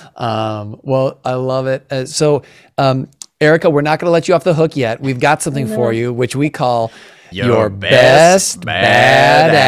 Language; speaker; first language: English; native; English